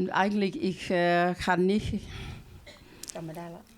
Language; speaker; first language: German; non-native, learner; Thai